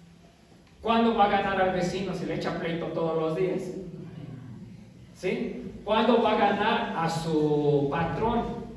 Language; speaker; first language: Spanish; native; Spanish